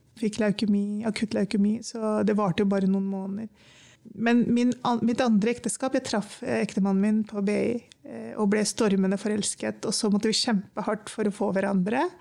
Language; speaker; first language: Norwegian; early bilingual, other home language; Urdu